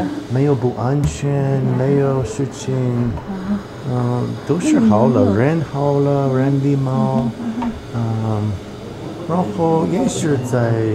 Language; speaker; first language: Chinese; non-native, learner; English